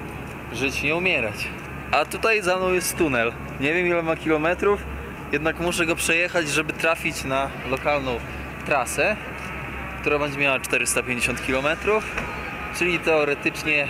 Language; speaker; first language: Polish; native; Polish